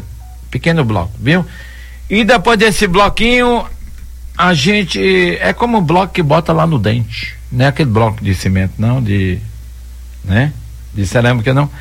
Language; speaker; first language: Portuguese; native; Portuguese